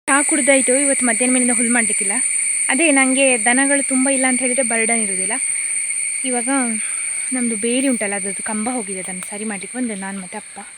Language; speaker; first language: Kannada; non-native, local second language; Konkani